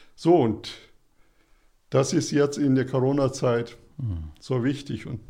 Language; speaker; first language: German; early bilingual, other home language; Russian